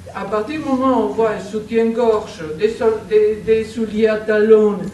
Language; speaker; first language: French; non-native, fluent; Spanish